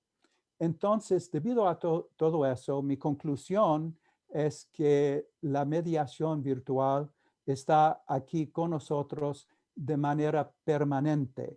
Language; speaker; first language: Spanish; non-native, fluent; English